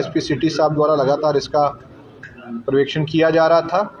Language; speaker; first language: Hindi; native; Hindi